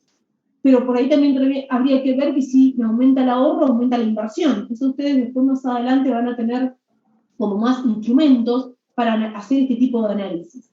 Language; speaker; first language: Spanish; native; Spanish